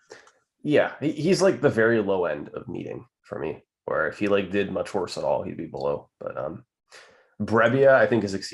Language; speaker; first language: English; native; English